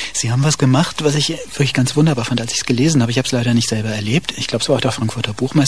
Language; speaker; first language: German; native; German